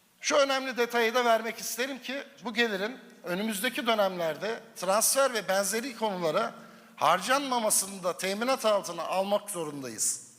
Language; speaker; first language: Turkish; native; Turkish